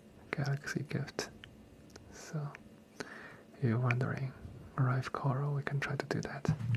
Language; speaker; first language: English; non-native, fluent; Chinese